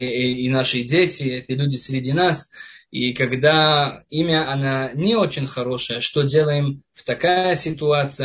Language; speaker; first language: Russian; non-native, fluent; Hebrew